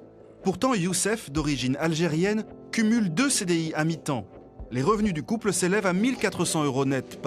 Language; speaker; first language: French; native; French